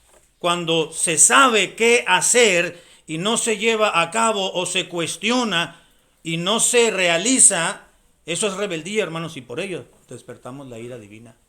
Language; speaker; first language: Spanish; native; Spanish